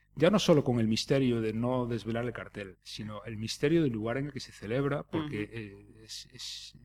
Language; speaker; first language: Spanish; native; Spanish